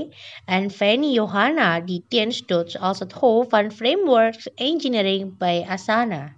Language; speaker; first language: Dutch; non-native, fluent; Indonesian